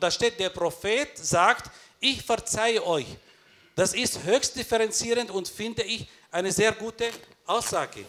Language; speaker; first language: German; non-native, fluent; Arabic